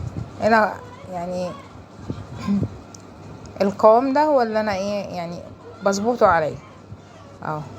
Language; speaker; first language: Arabic; native; Arabic